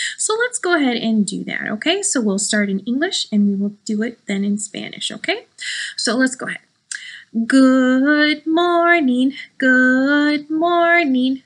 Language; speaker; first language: English; early bilingual, other home language; Spanish